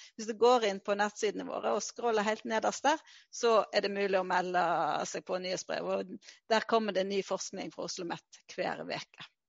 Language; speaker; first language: Norwegian; native; Norwegian